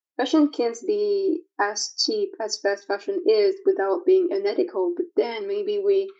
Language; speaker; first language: English; non-native, fluent; French